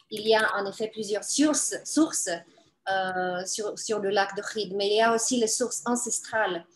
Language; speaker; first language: French; non-native, fluent; Bulgarian